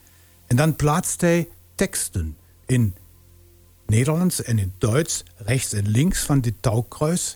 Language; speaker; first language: Dutch; non-native, fluent; German